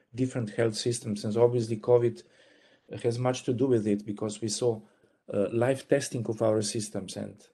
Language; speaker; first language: English; non-native, fluent; Slovenian